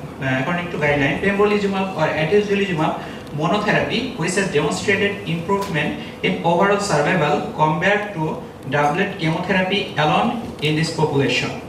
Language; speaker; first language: English; non-native, local second language; Bangla